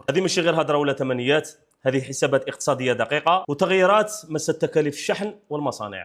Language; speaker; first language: Arabic; native; Arabic